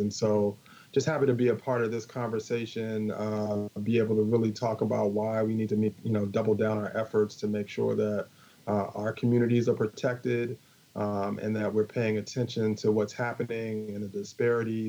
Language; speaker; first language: English; native; English